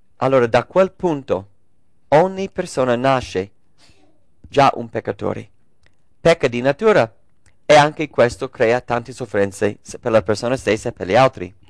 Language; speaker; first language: Italian; early bilingual, heritage; English